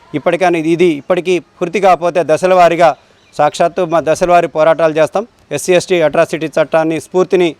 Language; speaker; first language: Telugu; non-native, local second language; Lambadi